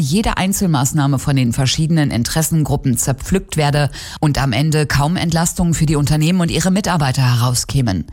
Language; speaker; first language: German; native; German